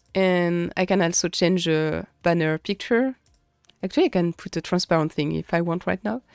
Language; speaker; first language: English; non-native, fluent; French